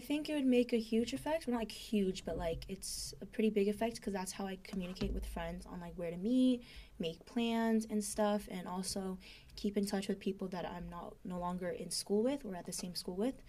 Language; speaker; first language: English; native; English